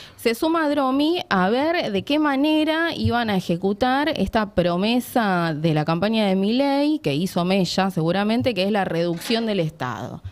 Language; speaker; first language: Spanish; native; Spanish